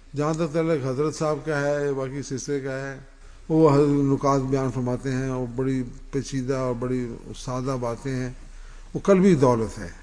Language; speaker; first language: Urdu; non-native, local second language; Punjabi